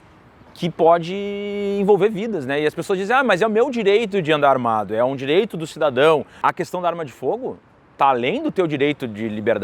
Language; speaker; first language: Portuguese; native; Portuguese